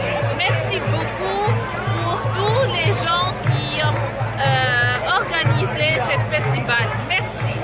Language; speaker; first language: French; non-native, learner; Arabic